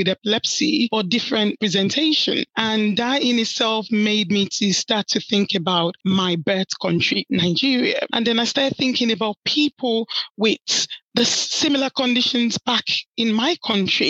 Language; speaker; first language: English; non-native, local second language; Yoruba